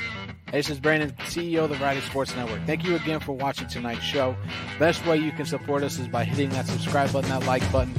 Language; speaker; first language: English; native; English